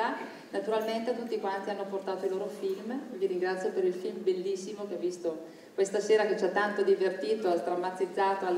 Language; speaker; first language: Italian; native; Italian